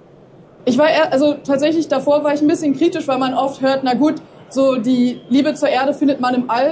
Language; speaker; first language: German; native; German